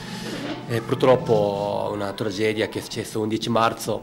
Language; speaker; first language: Italian; non-native, learner; Japanese